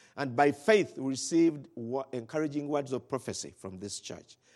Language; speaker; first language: English; non-native, local second language; Ganda